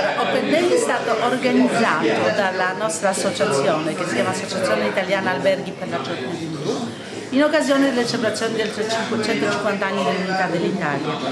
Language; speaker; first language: Italian; non-native, fluent; Polish